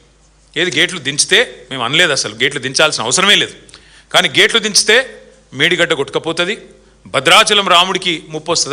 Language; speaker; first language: Telugu; native; Telugu